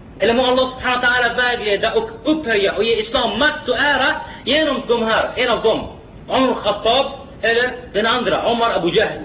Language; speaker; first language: Swedish; non-native, fluent; Arabic